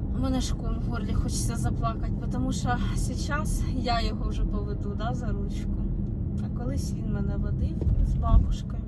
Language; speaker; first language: Ukrainian; native; Ukrainian